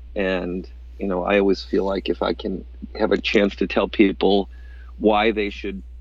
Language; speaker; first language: English; native; English